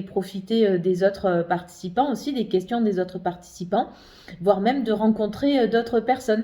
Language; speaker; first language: French; native; French